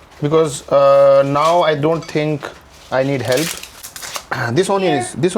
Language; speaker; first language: English; non-native, local second language; Hindi